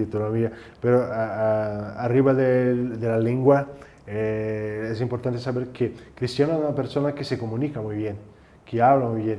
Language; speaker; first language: Spanish; non-native, fluent; Portuguese